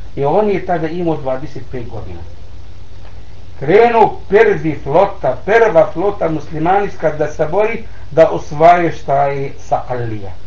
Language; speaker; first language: Bosnian; non-native, learner; Arabic